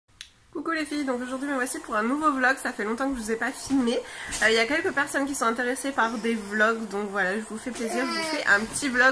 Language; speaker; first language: French; native; French